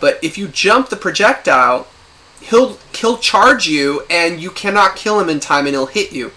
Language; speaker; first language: English; native; English